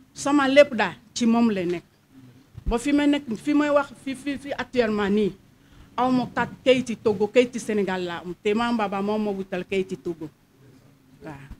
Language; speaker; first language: Wolof; non-native, fluent; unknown